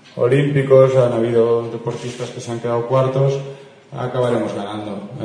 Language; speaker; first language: Spanish; non-native, local second language; Catalan